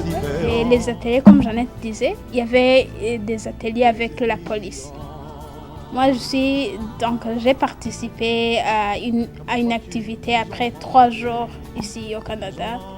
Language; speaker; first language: French; non-native, local second language; Rundi